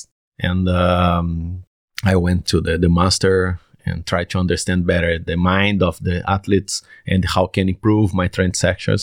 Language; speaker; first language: English; non-native, learner; Portuguese